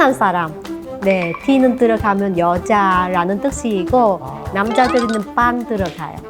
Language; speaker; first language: Korean; non-native, learner; Vietnamese